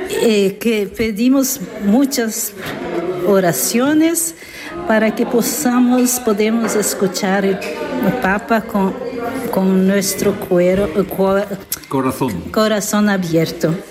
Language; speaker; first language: Spanish; non-native, learner; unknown